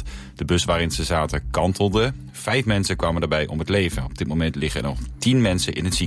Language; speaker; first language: Dutch; native; Dutch